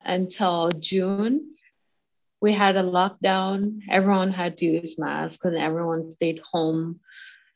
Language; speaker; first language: English; native; English